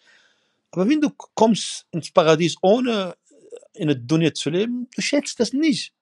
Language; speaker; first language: German; non-native, fluent; Arabic